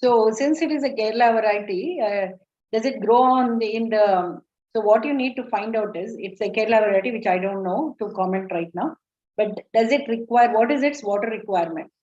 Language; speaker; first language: English; non-native, local second language; Kannada